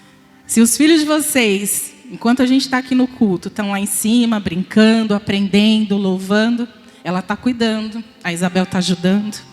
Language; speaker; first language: Portuguese; native; Portuguese